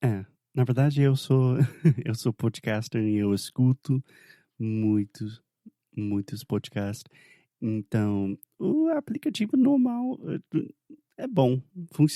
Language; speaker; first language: Portuguese; non-native, fluent; English